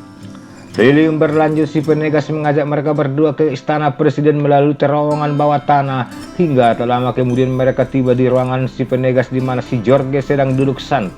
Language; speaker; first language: Indonesian; native; Indonesian